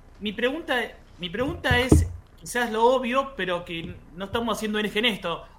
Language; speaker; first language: Spanish; native; Spanish